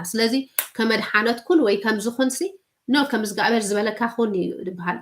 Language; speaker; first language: Tigrinya; early bilingual, heritage; Tigrinya